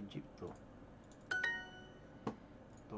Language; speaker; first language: Japanese; non-native, learner; English